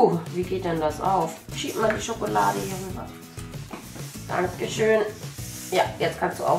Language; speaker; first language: German; native; German